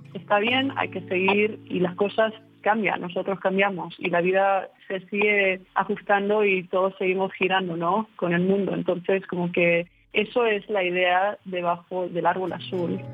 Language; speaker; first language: Spanish; early bilingual, heritage; English